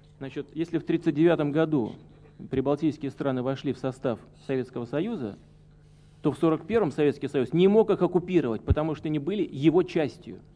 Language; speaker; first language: Russian; native; Russian